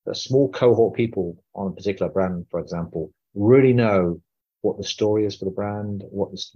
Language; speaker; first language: English; native; English